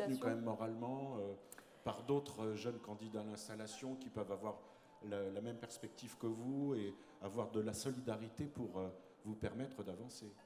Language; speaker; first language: French; native; French